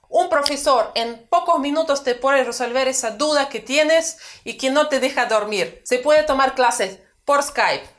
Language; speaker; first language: Spanish; non-native, fluent; Russian